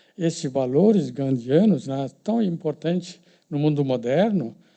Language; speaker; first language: Portuguese; non-native, learner; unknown